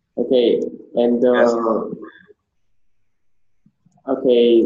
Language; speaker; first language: English; non-native, learner; Vietnamese